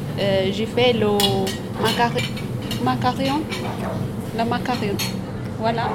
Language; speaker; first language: French; non-native, learner; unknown